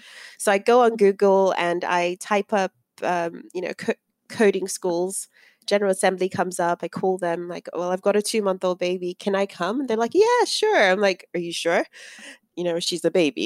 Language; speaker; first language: English; non-native, local second language; Yoruba